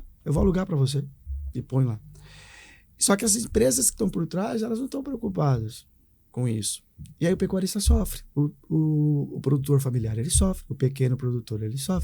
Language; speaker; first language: Portuguese; native; Portuguese